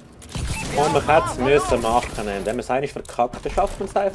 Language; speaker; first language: German; native; German